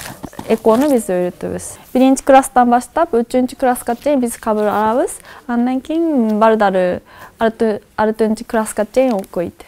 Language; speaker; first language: Kyrgyz; non-native, fluent; Japanese